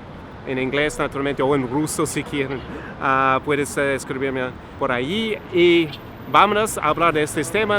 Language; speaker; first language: Spanish; non-native, fluent; English